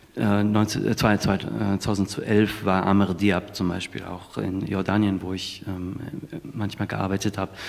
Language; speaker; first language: German; non-native, fluent; Arabic